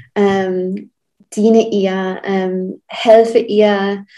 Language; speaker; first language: German; non-native, fluent; English